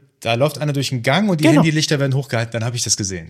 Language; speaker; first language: German; early bilingual, other home language; Persian